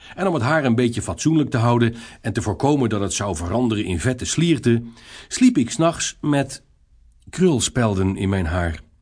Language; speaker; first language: Dutch; native; Dutch